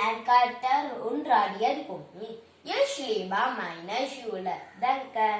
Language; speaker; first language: German; non-native, learner; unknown